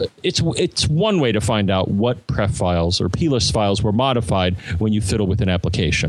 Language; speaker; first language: English; native; English